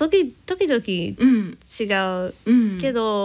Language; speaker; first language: Japanese; non-native, learner; English